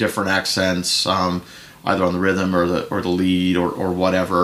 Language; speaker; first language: English; native; English